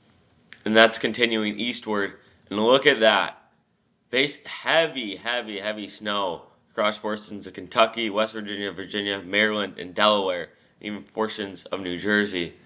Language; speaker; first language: English; native; English